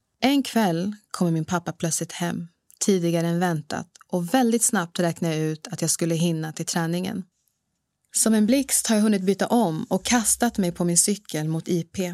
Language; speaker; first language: Swedish; early bilingual, other home language; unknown